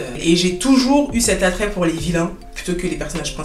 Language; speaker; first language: French; native; French